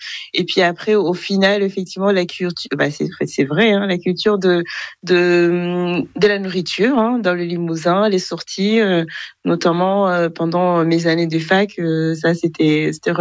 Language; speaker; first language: French; non-native, local second language; Kinyarwanda